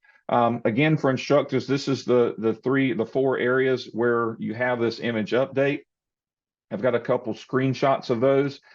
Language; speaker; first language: English; native; English